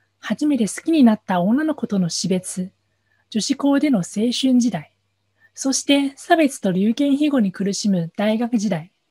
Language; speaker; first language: Japanese; non-native, fluent; Chinese